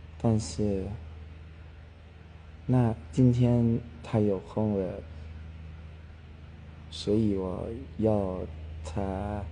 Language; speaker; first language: Chinese; non-native, learner; Thai